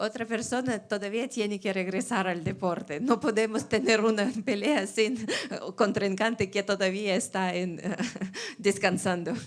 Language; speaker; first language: Spanish; non-native, fluent; Russian